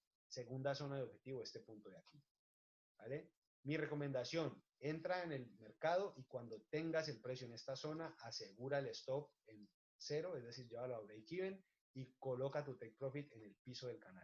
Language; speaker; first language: Spanish; native; Spanish